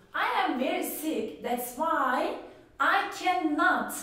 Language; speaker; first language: English; non-native, fluent; Turkish